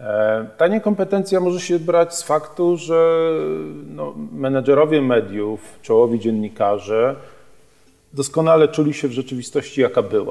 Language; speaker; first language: Polish; native; Polish